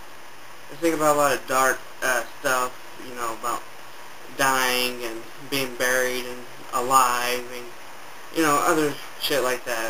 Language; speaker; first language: English; native; English